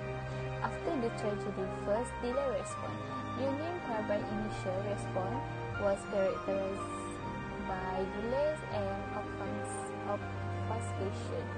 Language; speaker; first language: English; non-native, local second language; Malay